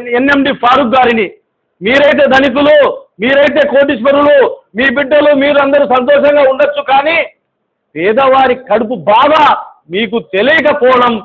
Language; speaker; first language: Telugu; non-native, local second language; Urdu